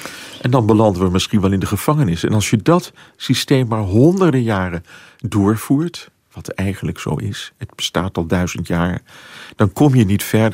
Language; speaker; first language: Dutch; native; Dutch